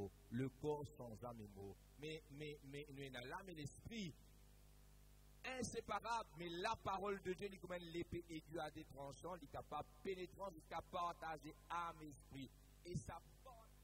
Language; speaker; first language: French; non-native, local second language; Morisyen